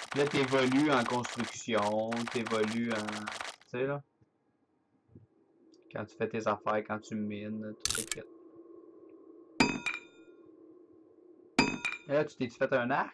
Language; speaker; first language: French; native; French